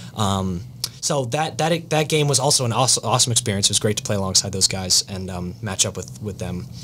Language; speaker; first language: English; native; English